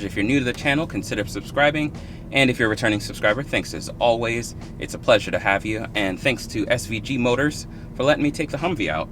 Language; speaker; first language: English; native; English